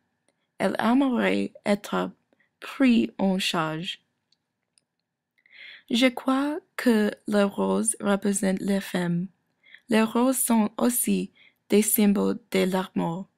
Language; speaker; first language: French; non-native, learner; English